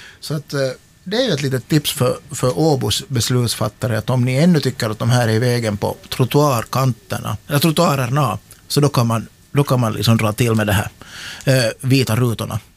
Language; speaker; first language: Swedish; native; Swedish